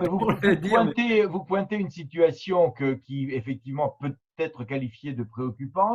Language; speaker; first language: French; native; French